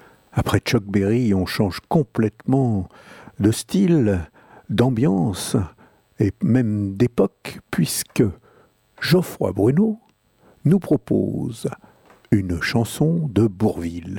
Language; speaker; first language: French; native; French